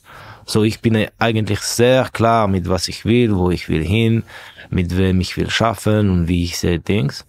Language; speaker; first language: German; non-native, fluent; Estonian